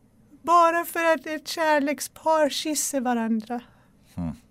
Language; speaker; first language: Swedish; non-native, local second language; Persian